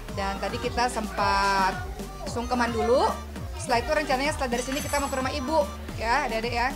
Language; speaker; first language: Indonesian; native; Indonesian